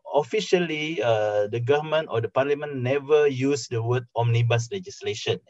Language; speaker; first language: English; non-native, fluent; Indonesian